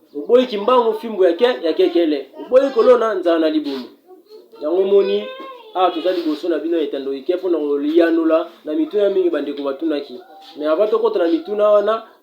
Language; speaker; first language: Lingala; non-native, local second language; Kongo